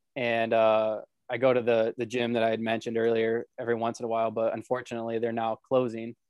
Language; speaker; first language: English; native; English